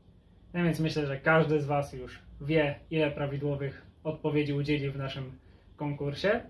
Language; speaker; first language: Polish; native; Polish